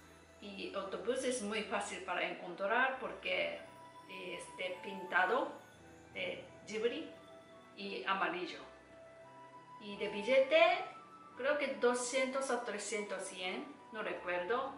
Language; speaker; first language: Spanish; non-native, learner; Japanese